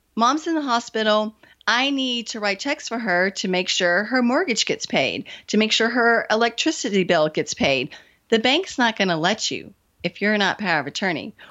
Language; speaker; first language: English; native; English